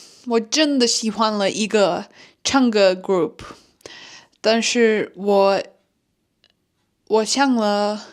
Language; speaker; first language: Chinese; non-native, learner; Turkish